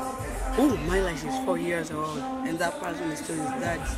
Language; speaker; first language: English; non-native, learner; Swahili